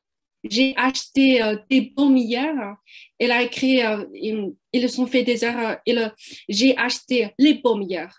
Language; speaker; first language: French; non-native, fluent; Chinese